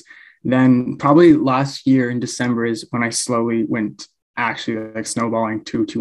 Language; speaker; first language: English; native; English